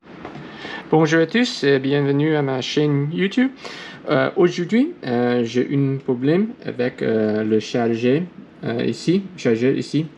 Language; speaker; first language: French; non-native, learner; English